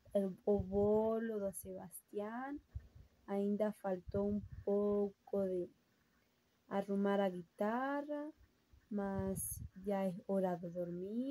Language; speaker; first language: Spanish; non-native, fluent; Portuguese